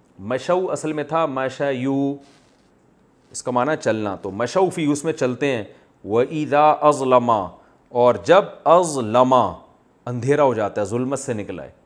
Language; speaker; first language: Urdu; native; Urdu